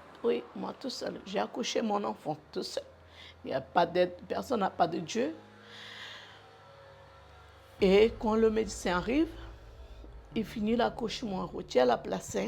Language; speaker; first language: French; non-native, learner; Portuguese